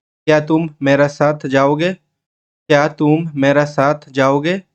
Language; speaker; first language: Hindi; non-native, learner; Bangla